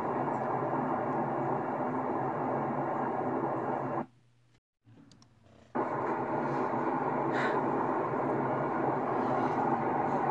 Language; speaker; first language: English; early bilingual, other home language; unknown